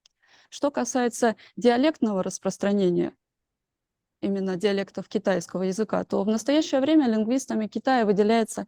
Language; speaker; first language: Russian; native; Russian